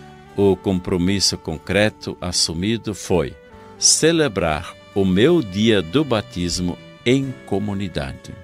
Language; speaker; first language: Portuguese; native; Portuguese